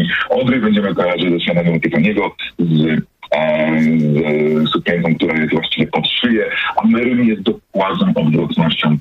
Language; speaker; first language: Polish; native; Polish